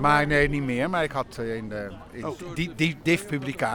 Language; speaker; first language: Dutch; native; Dutch